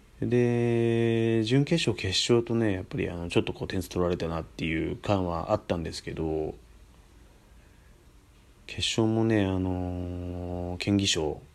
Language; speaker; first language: Japanese; native; Japanese